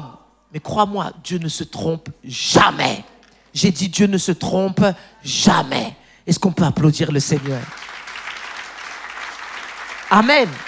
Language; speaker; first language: French; native; French